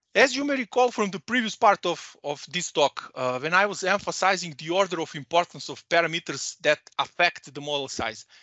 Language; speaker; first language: English; non-native, fluent; Serbian